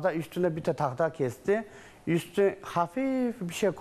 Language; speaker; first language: Turkish; non-native, learner; Chinese